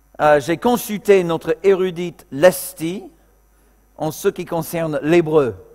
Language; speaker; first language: French; non-native, fluent; English